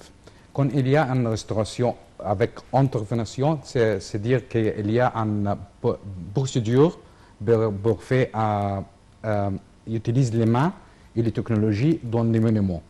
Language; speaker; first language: French; non-native, learner; Arabic